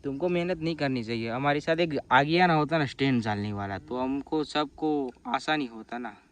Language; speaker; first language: Hindi; non-native, local second language; Gujarati